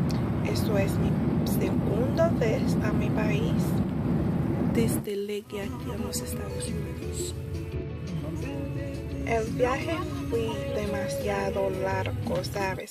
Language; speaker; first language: Spanish; early bilingual, other home language; Haitian Creole